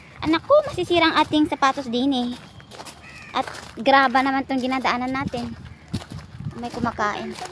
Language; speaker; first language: Filipino; non-native, local second language; Iloko